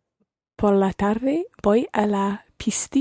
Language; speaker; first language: Spanish; non-native, learner; English